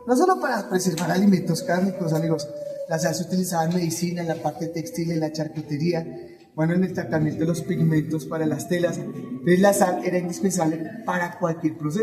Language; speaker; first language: Spanish; native; Spanish